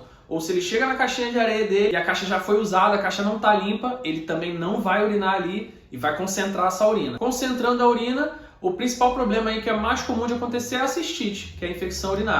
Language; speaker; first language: Portuguese; native; Portuguese